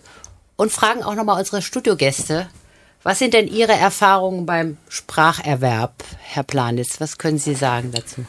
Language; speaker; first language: German; native; German